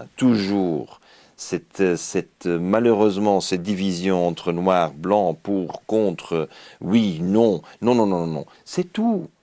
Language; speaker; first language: French; native; French